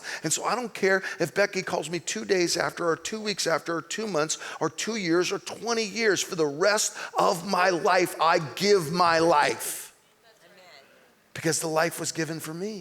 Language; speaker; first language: English; native; English